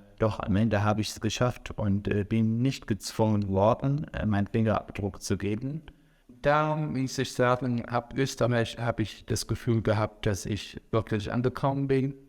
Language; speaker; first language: German; non-native, fluent; Arabic